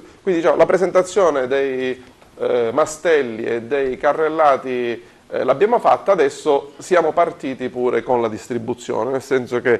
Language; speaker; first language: Italian; native; Italian